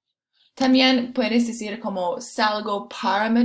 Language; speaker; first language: Spanish; non-native, fluent; English